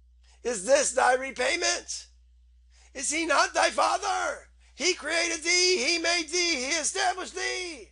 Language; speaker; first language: English; native; English